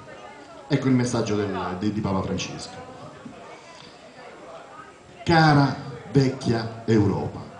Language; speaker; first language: Italian; native; Italian